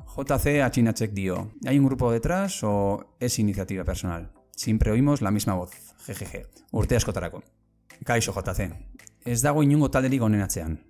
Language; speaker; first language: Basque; native; Basque